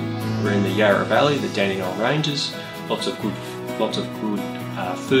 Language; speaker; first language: English; native; English